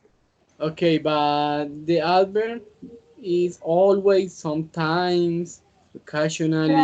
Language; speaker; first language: English; non-native, learner; Spanish